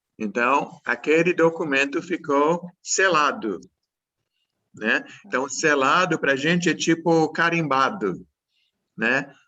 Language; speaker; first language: Portuguese; non-native, fluent; English